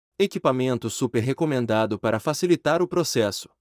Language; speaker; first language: Portuguese; native; Portuguese